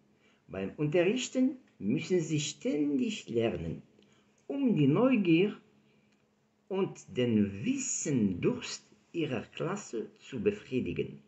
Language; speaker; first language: German; non-native, fluent; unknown